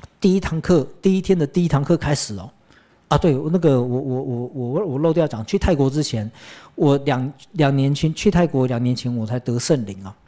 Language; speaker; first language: Chinese; early bilingual, heritage; Chinese